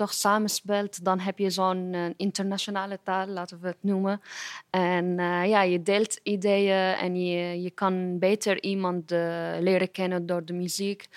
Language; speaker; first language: Dutch; non-native, fluent; Arabic